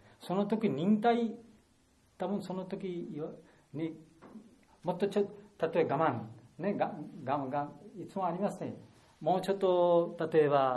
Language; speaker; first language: Japanese; non-native, learner; Bangla